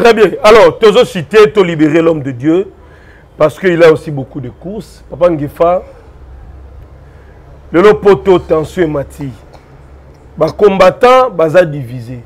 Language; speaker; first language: French; non-native, local second language; Lingala